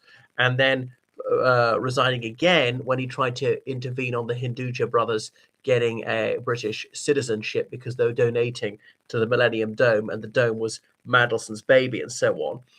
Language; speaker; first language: English; native; English